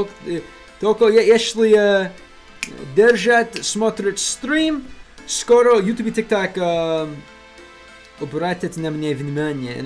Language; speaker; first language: Russian; non-native, learner; English